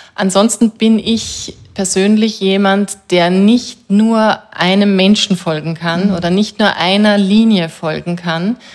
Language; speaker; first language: German; native; German